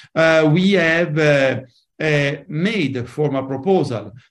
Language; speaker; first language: English; non-native, fluent; Italian